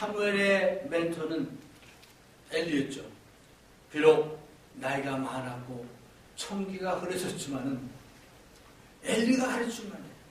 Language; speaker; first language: Korean; native; Korean